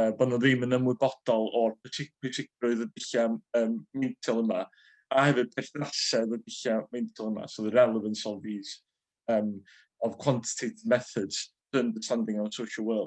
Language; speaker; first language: Welsh; native; Welsh